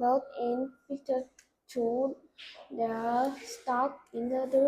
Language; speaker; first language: English; non-native, learner; Vietnamese